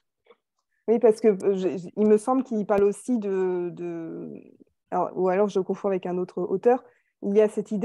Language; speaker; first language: French; native; French